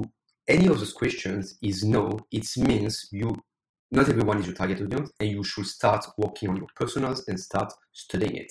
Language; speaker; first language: English; non-native, fluent; French